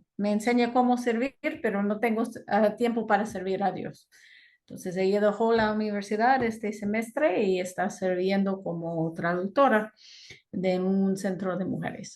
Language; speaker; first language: Spanish; non-native, fluent; English